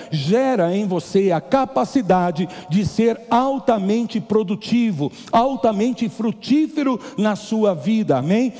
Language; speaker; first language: Portuguese; native; Portuguese